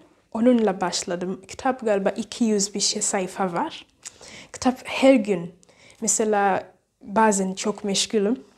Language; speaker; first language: Turkish; non-native, learner; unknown